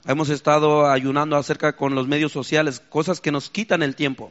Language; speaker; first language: Spanish; native; Spanish